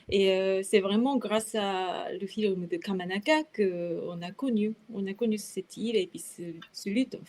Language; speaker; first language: French; non-native, fluent; Japanese